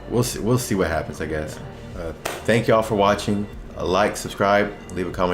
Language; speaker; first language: English; native; English